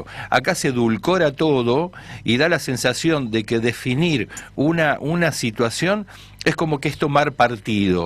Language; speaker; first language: Spanish; native; Spanish